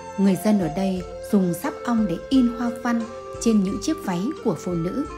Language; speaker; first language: Vietnamese; native; Vietnamese